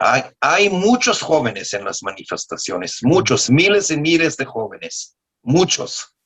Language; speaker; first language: Spanish; non-native, learner; Hebrew